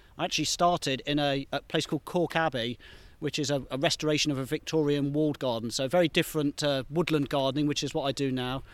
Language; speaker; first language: English; native; English